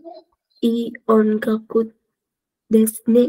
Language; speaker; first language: Japanese; non-native, learner; Sinhala